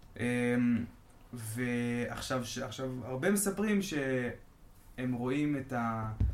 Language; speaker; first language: Hebrew; native; Hebrew